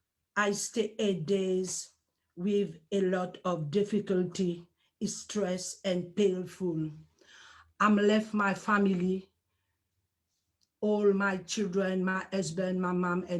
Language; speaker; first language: English; non-native, learner; Morisyen